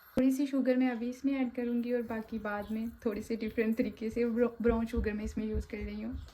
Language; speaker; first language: Urdu; non-native, local second language; Punjabi